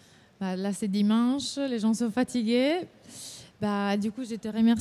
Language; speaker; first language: French; non-native, fluent; Italian